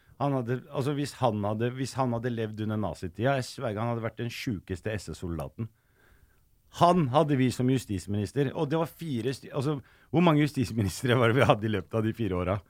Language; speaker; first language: Norwegian; early bilingual, other home language; Arabic